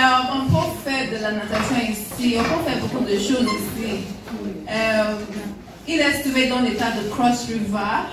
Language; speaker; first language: French; non-native, learner; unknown